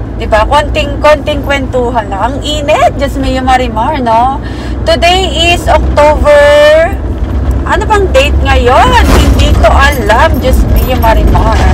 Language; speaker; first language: Filipino; native; Filipino